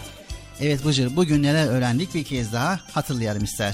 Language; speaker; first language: Turkish; native; Turkish